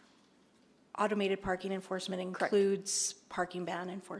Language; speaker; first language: English; native; English